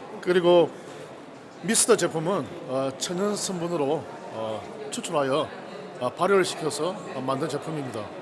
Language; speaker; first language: Korean; native; Korean